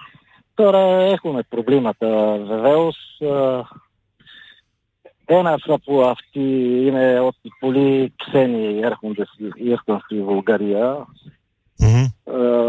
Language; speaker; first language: Greek; non-native, fluent; Bulgarian